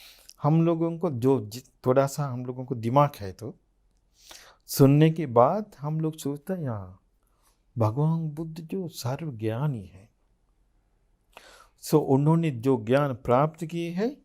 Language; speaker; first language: Hindi; non-native, fluent; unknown